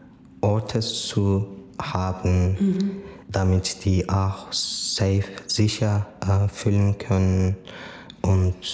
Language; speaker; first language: German; non-native, learner; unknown